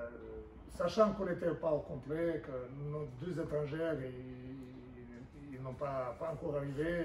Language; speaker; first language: French; non-native, fluent; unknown